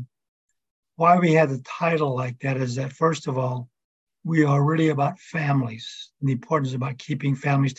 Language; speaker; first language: English; native; English